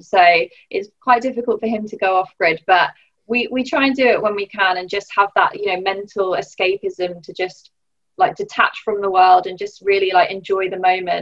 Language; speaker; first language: English; native; English